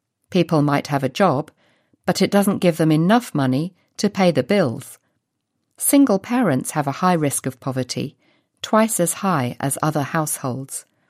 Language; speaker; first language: English; native; English